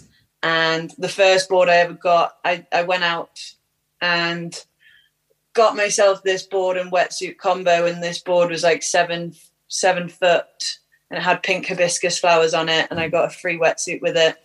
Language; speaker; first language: English; native; English